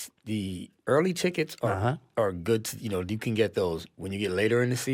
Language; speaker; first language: English; native; English